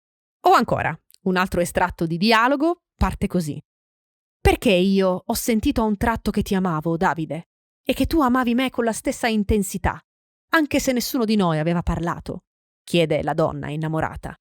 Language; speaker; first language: Italian; native; Italian